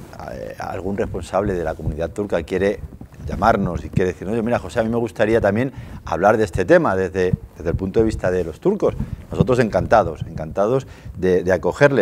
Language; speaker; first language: Spanish; native; Spanish